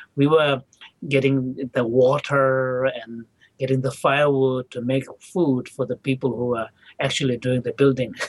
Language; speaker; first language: English; non-native, local second language; Tibetan